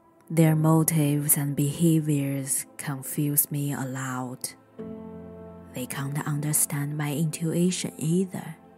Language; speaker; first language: English; non-native, fluent; Chinese